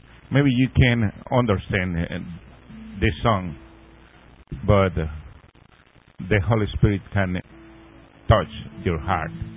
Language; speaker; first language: English; non-native, learner; Spanish